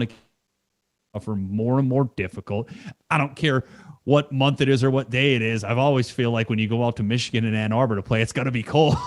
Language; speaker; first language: English; native; English